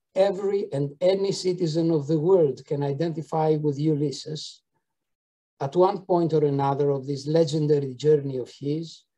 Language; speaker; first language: English; non-native, fluent; Greek